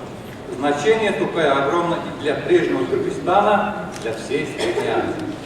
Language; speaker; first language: Russian; non-native, local second language; Kara-Kalpak